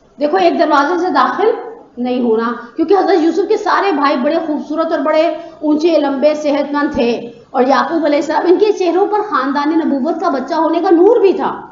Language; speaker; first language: Urdu; native; Urdu